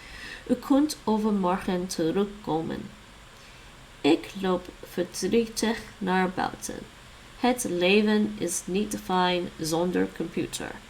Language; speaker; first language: Dutch; non-native, learner; English